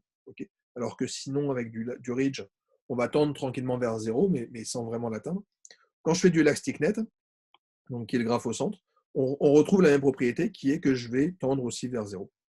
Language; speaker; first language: French; native; French